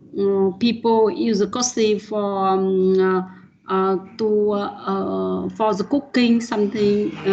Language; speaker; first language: English; non-native, learner; Vietnamese